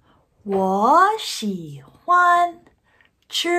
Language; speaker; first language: Chinese; non-native, fluent; English